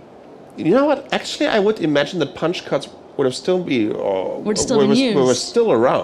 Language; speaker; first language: English; non-native, fluent; German